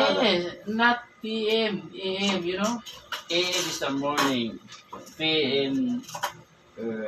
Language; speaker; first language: English; non-native, learner; Filipino